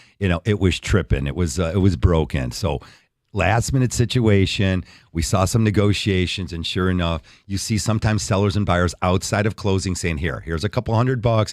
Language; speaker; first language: English; native; English